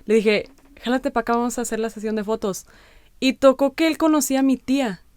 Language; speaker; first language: Spanish; early bilingual, heritage; Spanish